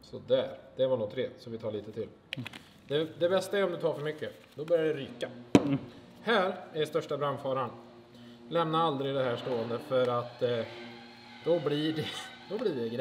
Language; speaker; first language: Swedish; native; Swedish